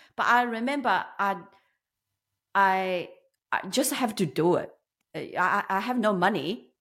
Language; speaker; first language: English; non-native, learner; Chinese